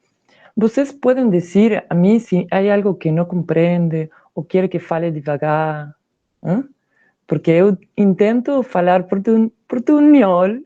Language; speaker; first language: Portuguese; non-native, learner; Spanish